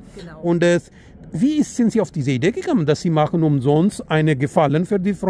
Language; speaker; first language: German; non-native, learner; Urdu